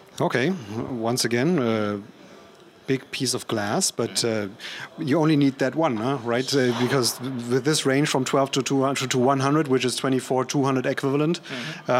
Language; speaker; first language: English; non-native, fluent; German